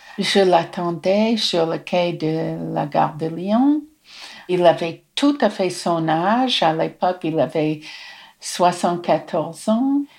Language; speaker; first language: French; non-native, fluent; English